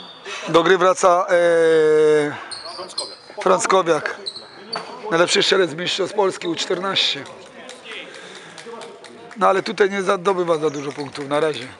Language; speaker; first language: Polish; native; Polish